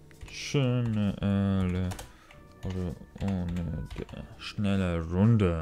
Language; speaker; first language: German; non-native, learner; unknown